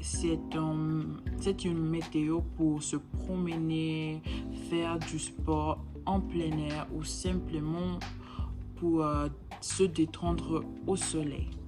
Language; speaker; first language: French; non-native, learner; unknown